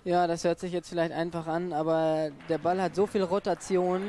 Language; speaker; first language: German; native; German